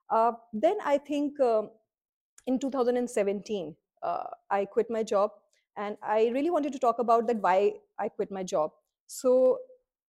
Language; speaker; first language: English; non-native, local second language; Hindi